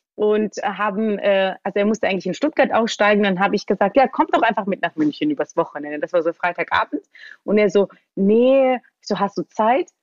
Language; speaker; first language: German; early bilingual, other home language; Georgian